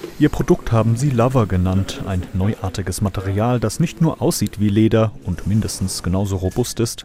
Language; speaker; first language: German; native; German